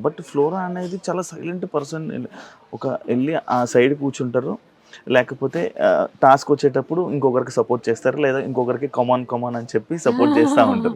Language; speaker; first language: Telugu; native; Telugu